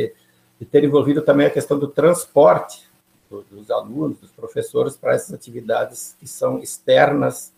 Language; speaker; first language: Portuguese; native; Portuguese